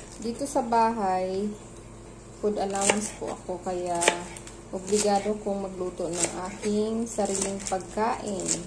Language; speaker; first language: Filipino; non-native, local second language; Hiligaynon